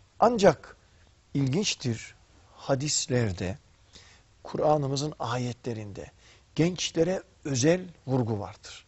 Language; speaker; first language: Turkish; native; Turkish